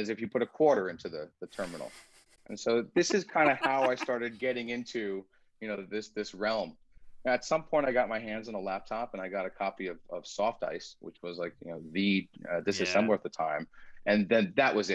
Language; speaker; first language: English; early bilingual, other home language; Persian